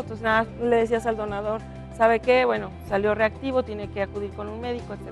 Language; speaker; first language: Spanish; native; Spanish